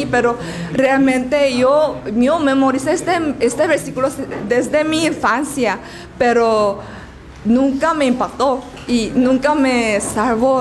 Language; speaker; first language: Spanish; non-native, learner; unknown